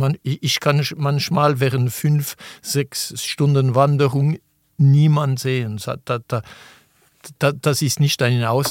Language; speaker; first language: German; non-native, local second language; French